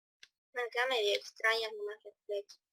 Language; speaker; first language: Spanish; native; Spanish